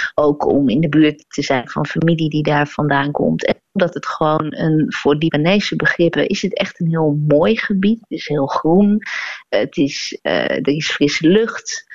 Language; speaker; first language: Dutch; native; Dutch